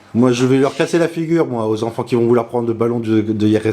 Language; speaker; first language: French; native; French